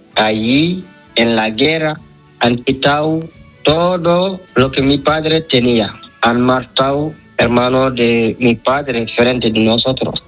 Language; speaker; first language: Spanish; non-native, learner; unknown